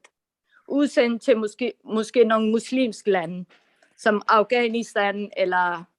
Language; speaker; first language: Danish; non-native, fluent; Urdu